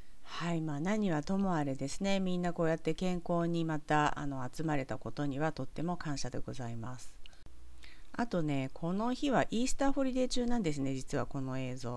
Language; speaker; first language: Japanese; native; Japanese